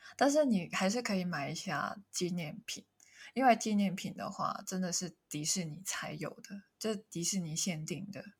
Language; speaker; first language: Chinese; non-native, local second language; Cantonese